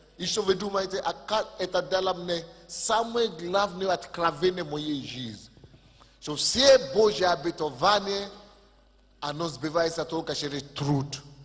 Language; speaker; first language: Russian; non-native, fluent; Yoruba